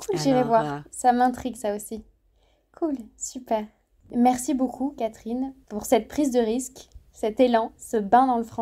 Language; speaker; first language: French; native; French